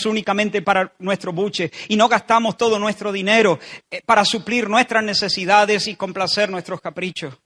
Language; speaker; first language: Spanish; native; Spanish